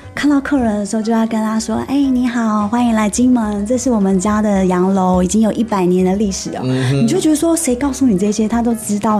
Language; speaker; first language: Chinese; native; Chinese